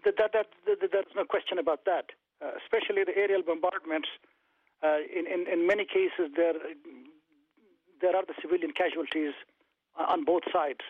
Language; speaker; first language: English; non-native, fluent; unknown